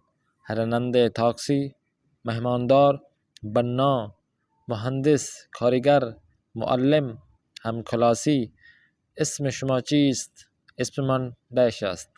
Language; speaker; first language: Persian; non-native, fluent; Urdu